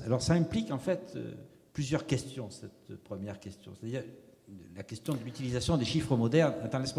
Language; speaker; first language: French; native; French